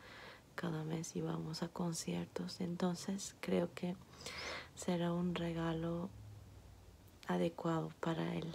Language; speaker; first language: Spanish; non-native, fluent; Turkish